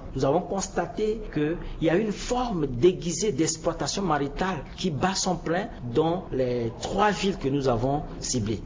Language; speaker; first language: French; non-native, local second language; Sango